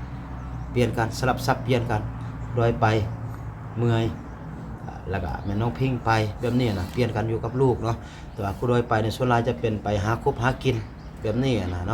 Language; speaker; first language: Thai; non-native, local second language; Lao